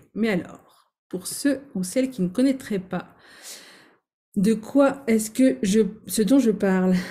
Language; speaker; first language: French; native; French